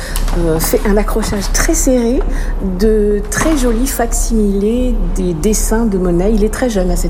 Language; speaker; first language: French; native; French